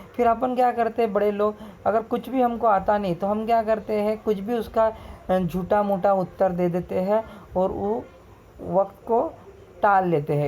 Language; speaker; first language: Hindi; non-native, local second language; Marathi